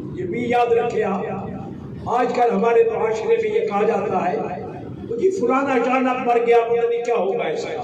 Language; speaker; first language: Urdu; non-native, local second language; Punjabi